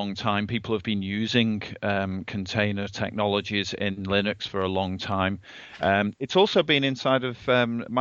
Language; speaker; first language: English; native; English